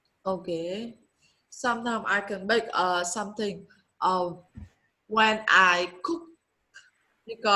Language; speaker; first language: English; non-native, learner; Vietnamese